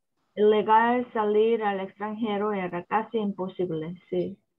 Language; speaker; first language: Spanish; non-native, learner; Korean